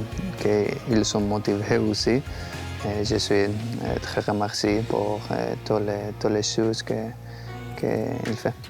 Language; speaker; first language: French; non-native, learner; Spanish